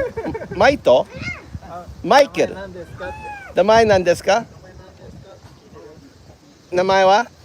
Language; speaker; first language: Japanese; non-native, learner; English